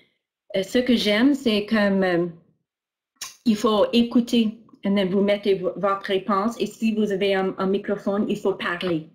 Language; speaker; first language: French; non-native, local second language; English